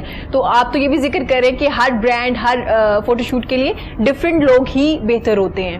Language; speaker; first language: Urdu; native; Urdu